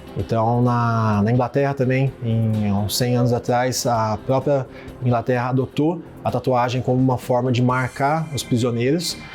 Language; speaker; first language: Portuguese; native; Portuguese